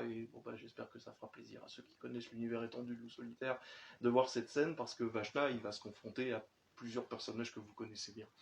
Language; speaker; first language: French; native; French